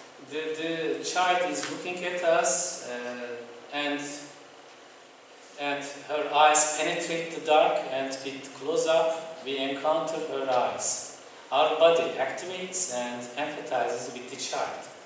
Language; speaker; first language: English; non-native, fluent; Turkish